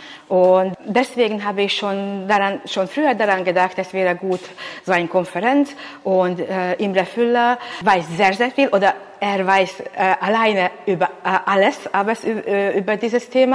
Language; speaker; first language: German; non-native, local second language; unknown